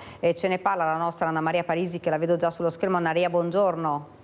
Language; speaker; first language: Italian; native; Italian